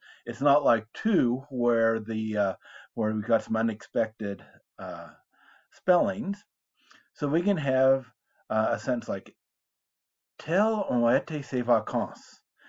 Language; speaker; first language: English; native; English